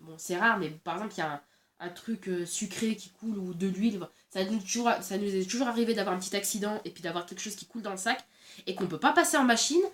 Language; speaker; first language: French; native; French